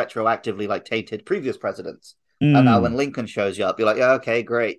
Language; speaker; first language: English; native; English